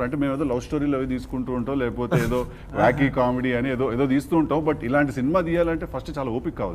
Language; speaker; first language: Telugu; native; Telugu